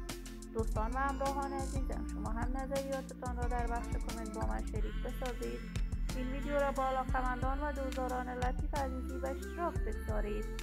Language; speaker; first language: Persian; native; Persian